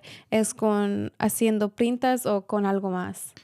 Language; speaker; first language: Spanish; early bilingual, heritage; Spanish